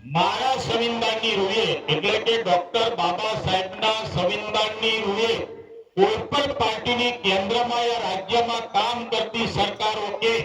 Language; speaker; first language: Gujarati; non-native, local second language; Rathawi